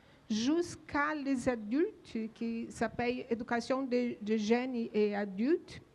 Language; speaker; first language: French; non-native, learner; Portuguese